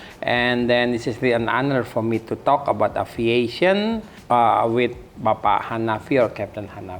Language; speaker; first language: English; non-native, fluent; Indonesian